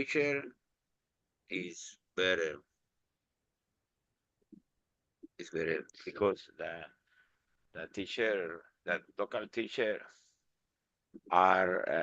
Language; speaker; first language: English; non-native, learner; Spanish